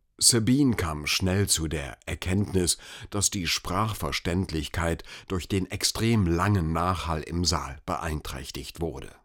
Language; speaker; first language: German; native; German